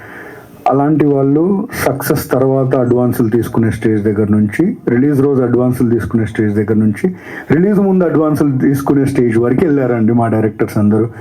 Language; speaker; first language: Telugu; native; Telugu